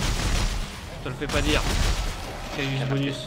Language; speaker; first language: French; native; French